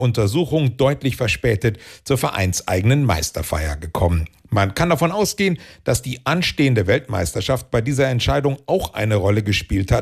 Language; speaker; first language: German; native; German